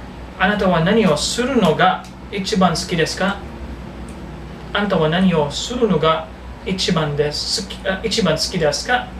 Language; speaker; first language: Japanese; non-native, learner; Filipino